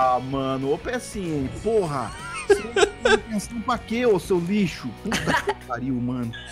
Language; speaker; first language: Portuguese; native; Portuguese